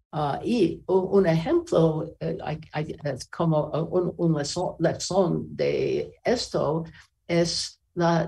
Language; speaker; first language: Spanish; non-native, learner; English